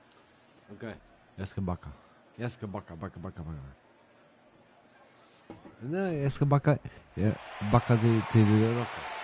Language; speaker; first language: Swedish; non-native, learner; Polish